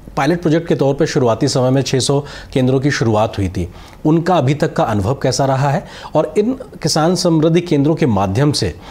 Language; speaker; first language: Hindi; native; Hindi